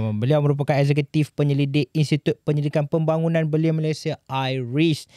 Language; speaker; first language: Malay; native; Malay